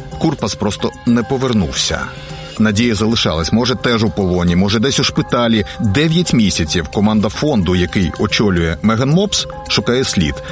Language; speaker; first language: Ukrainian; native; Ukrainian